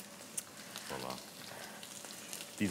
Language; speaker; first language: Dutch; native; Dutch